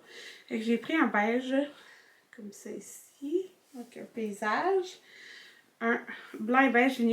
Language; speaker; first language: French; native; French